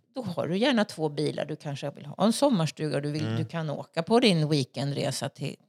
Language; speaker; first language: Swedish; native; Swedish